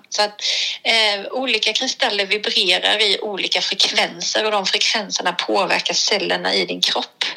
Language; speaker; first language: Swedish; native; Swedish